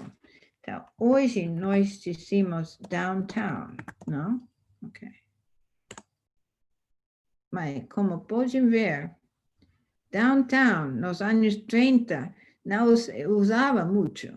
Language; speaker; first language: Portuguese; non-native, fluent; English